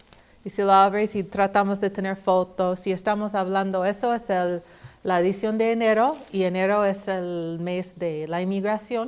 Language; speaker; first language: Spanish; non-native, fluent; English